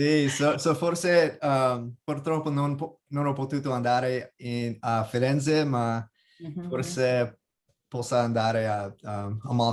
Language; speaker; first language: Italian; non-native, learner; English